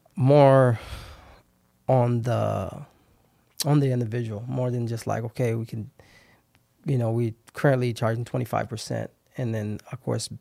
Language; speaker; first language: English; non-native, fluent; Haitian Creole